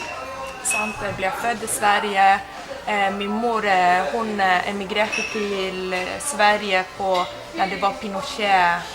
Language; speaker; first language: Norwegian; non-native, fluent; Spanish